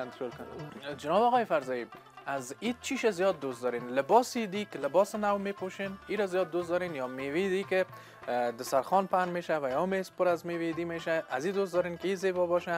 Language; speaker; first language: Persian; native; Persian